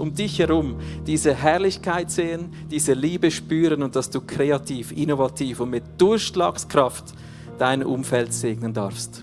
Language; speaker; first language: German; native; German